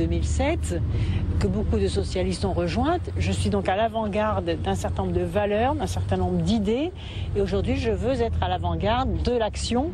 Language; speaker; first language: French; native; French